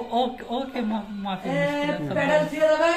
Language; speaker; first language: Arabic; non-native, learner; Bangla